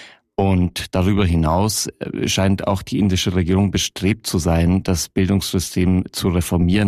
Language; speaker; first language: German; native; German